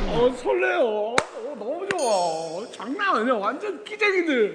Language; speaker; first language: Korean; native; Korean